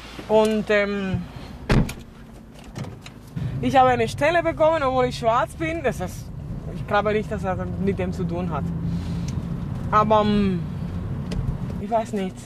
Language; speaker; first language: German; non-native, learner; Spanish